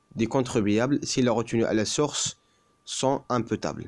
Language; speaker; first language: French; non-native, local second language; Arabic